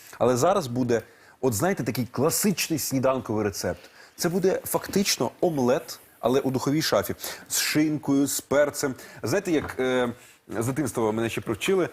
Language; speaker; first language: Ukrainian; native; Ukrainian